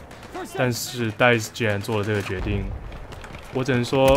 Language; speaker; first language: Chinese; native; Chinese